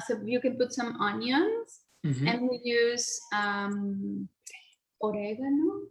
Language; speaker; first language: English; non-native, learner; Spanish